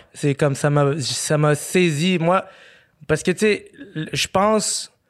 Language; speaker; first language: French; early bilingual, other home language; Arabic